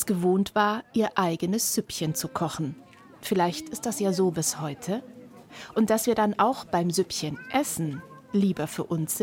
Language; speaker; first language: German; native; German